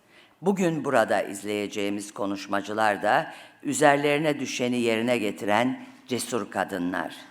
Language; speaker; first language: Turkish; native; Turkish